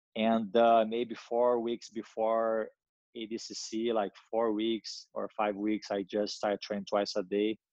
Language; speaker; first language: English; non-native, learner; Portuguese